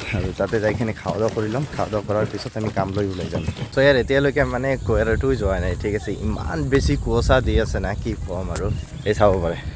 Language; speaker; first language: Assamese; non-native, local second language; Bangla